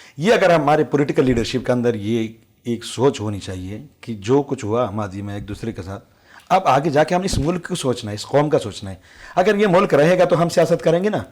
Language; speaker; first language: Urdu; non-native, local second language; Pashto